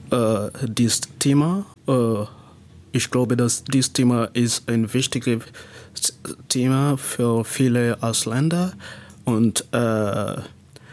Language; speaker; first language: German; non-native, learner; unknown